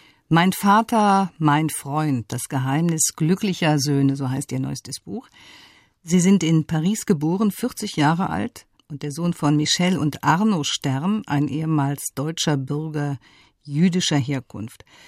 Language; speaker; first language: German; native; German